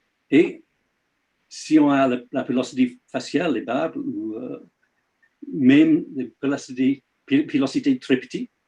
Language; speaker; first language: French; non-native, learner; English